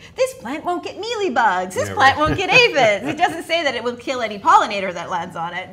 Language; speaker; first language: English; native; English